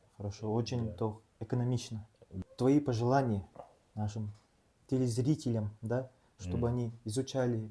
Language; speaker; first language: Russian; non-native, local second language; Yakut